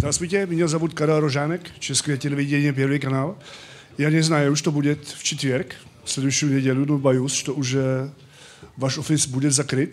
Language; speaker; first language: Russian; non-native, fluent; Czech